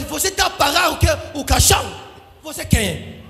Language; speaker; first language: Portuguese; non-native, learner; Lingala